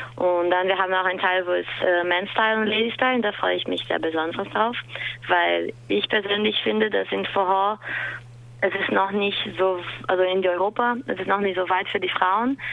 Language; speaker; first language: German; non-native, fluent; Portuguese